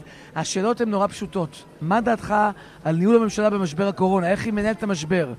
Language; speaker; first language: Hebrew; native; Hebrew